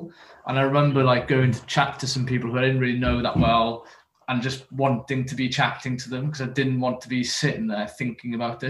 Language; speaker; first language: English; native; English